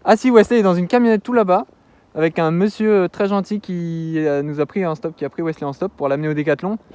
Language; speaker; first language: French; native; French